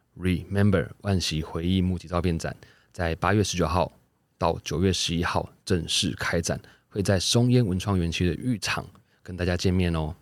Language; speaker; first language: Chinese; native; Chinese